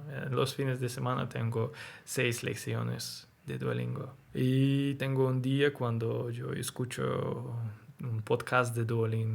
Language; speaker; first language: Spanish; non-native, learner; Russian